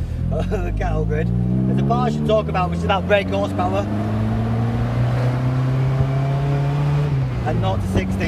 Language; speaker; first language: English; native; English